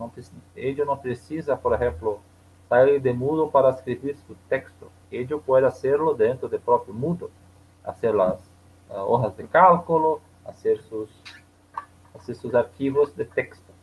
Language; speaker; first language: Spanish; non-native, learner; Portuguese